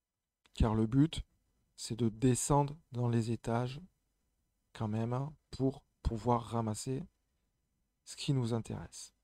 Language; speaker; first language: French; native; French